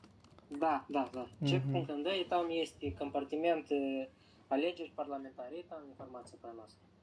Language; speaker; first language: Russian; non-native, local second language; Romanian